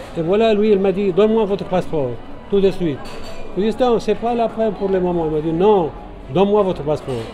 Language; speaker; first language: French; non-native, local second language; Arabic